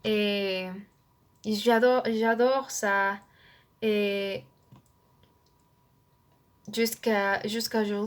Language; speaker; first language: French; non-native, learner; Spanish